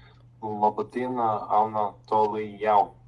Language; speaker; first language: Lithuanian; non-native, learner; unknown